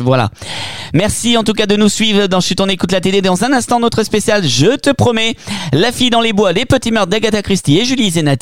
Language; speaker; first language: French; native; French